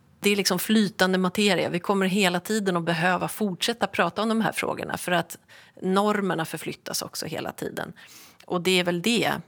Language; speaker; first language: Swedish; native; Swedish